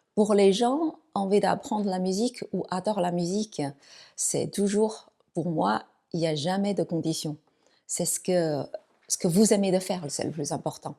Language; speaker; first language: French; non-native, fluent; Chinese